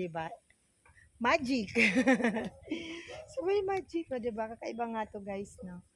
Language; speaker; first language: Filipino; non-native, local second language; Bikol